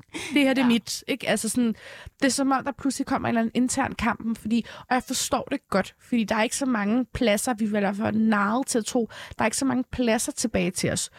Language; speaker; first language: Danish; early bilingual, other home language; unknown